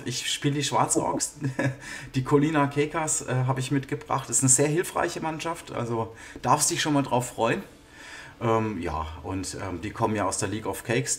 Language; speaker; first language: German; native; German